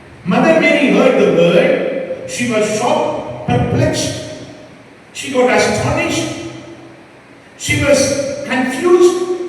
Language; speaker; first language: English; non-native, local second language; Tamil